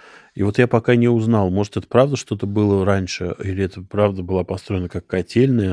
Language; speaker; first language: Russian; native; Russian